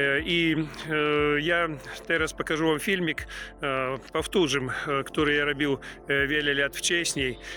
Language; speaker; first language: Polish; non-native, learner; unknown